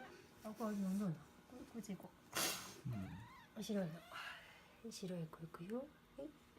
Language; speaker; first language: Japanese; native; Japanese